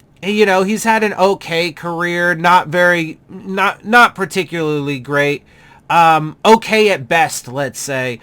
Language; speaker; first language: English; native; English